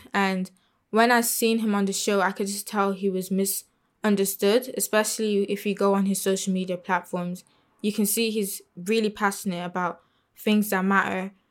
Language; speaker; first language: English; native; English